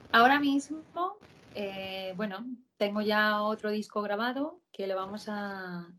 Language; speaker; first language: Spanish; native; Spanish